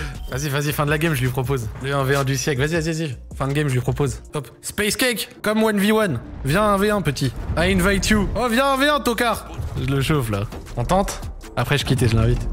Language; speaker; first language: French; native; French